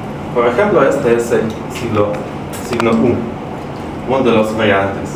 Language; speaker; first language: Spanish; non-native, fluent; Russian